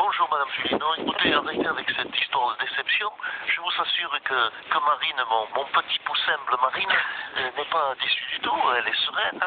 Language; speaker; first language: French; native; French